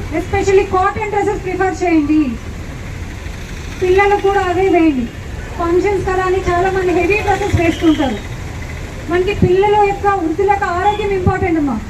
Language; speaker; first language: Telugu; native; Telugu